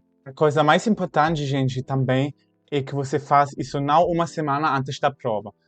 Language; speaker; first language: Portuguese; non-native, fluent; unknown